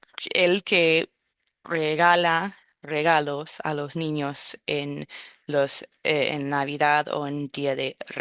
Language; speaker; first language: Spanish; non-native, fluent; English